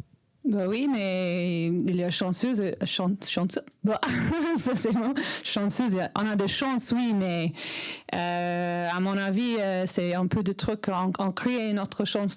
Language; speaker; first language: French; non-native, learner; English